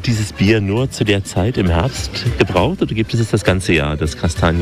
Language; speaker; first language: German; native; German